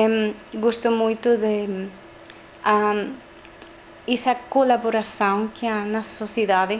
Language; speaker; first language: Portuguese; non-native, learner; Spanish